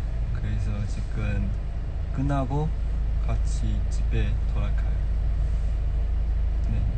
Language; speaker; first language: Korean; non-native, fluent; Chinese